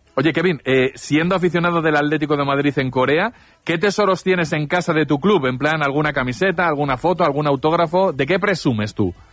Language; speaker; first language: Spanish; native; Spanish